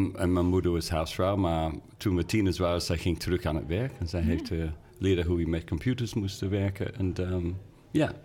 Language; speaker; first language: Dutch; non-native, fluent; English